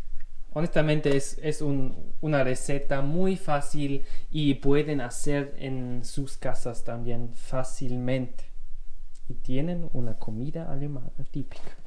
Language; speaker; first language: Spanish; non-native, learner; German